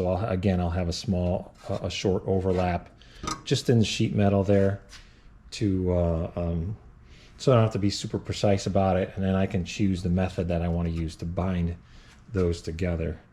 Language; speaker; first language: English; native; English